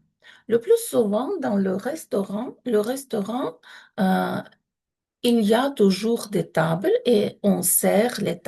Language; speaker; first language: French; non-native, fluent; Ukrainian